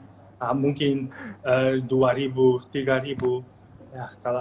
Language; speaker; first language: Indonesian; non-native, fluent; Dutch